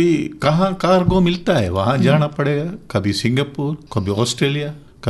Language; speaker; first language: Hindi; non-native, local second language; Divehi